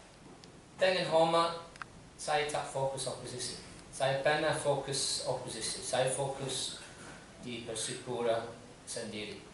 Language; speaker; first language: Indonesian; non-native, learner; English